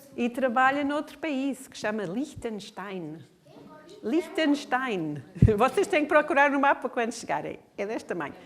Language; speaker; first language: Portuguese; non-native, fluent; English